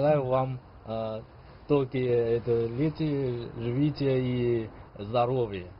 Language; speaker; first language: Russian; non-native, fluent; Chinese